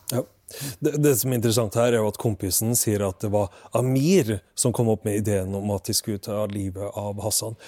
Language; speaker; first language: Norwegian; native; Norwegian